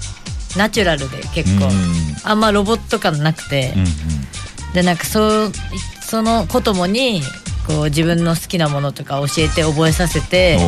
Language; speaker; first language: Japanese; native; Japanese